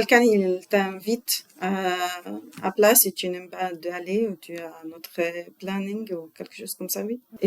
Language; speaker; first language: French; non-native, learner; Arabic